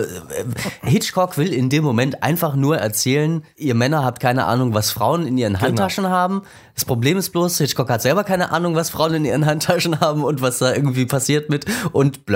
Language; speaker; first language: German; native; German